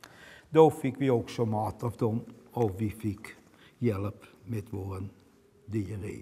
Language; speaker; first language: Swedish; non-native, fluent; Dutch